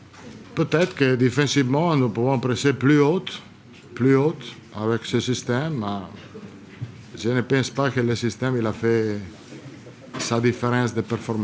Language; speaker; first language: French; non-native, learner; Italian